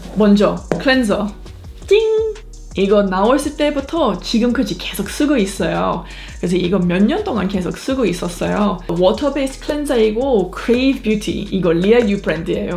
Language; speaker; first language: Korean; non-native, fluent; English